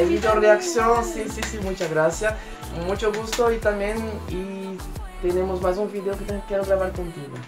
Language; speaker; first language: Spanish; non-native, fluent; Portuguese